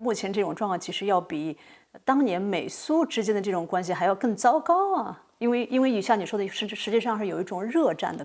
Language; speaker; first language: Chinese; native; Chinese